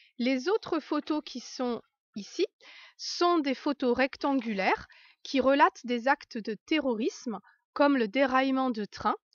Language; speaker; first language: French; native; French